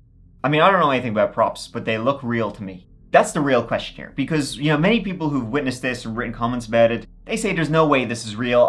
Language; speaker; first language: English; native; English